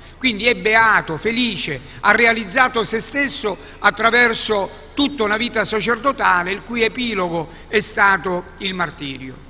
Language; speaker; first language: Italian; native; Italian